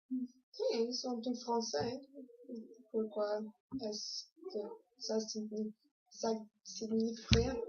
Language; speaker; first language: French; non-native, learner; English